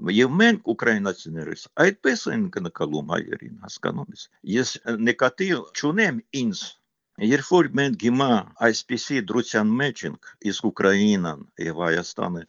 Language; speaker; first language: Armenian; non-native, fluent; Ukrainian